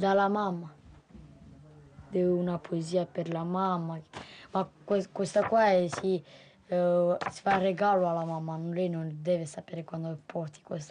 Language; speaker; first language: Italian; early bilingual, other home language; Romanian